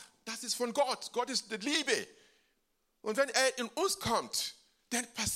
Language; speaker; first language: German; non-native, fluent; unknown